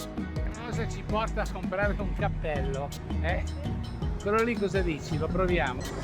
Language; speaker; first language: Italian; native; Italian